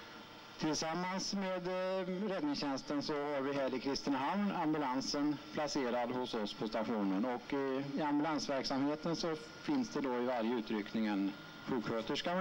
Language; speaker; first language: Swedish; native; Swedish